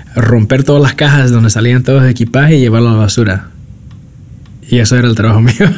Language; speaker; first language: Spanish; early bilingual, heritage; Spanish